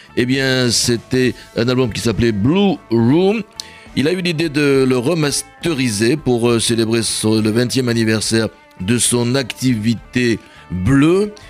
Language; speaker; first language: French; native; French